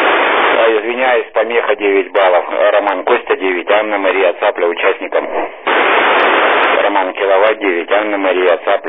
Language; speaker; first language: Russian; native; Russian